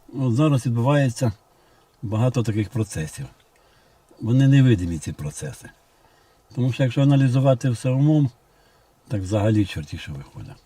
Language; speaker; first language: Ukrainian; non-native, local second language; Russian